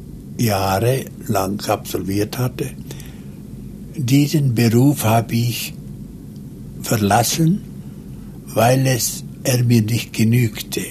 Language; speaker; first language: German; non-native, local second language; Romansh